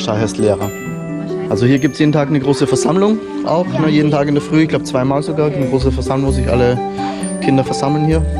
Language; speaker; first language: German; native; German